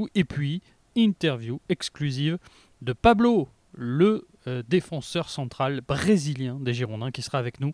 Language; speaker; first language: French; native; French